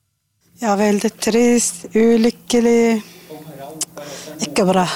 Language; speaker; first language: Norwegian; non-native, learner; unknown